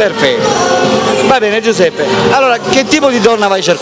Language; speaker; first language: Italian; native; Italian